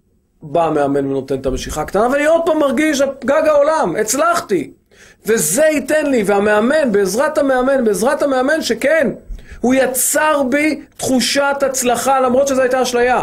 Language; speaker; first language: Hebrew; native; Hebrew